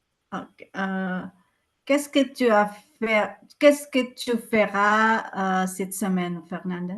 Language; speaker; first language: French; non-native, learner; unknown